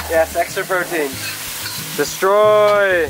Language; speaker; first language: English; non-native, fluent; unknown